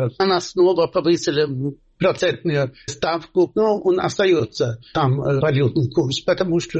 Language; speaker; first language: Russian; non-native, fluent; Swedish